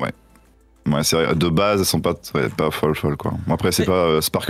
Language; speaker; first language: French; native; French